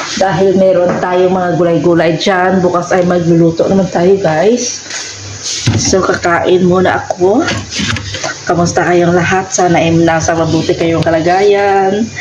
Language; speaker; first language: Filipino; non-native, local second language; Hiligaynon